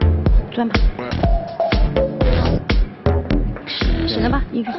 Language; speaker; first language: Chinese; native; Chinese